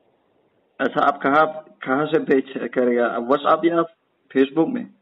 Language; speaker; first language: Hindi; non-native, local second language; Khasi